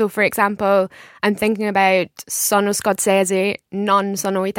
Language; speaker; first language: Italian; non-native, learner; English